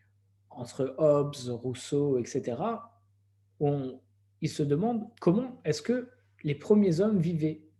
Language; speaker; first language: French; native; French